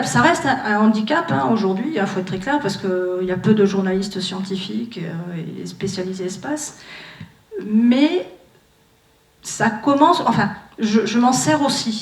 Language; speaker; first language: French; native; French